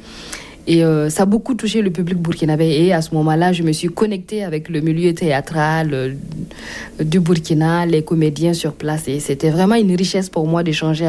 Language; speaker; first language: French; non-native, local second language; Mossi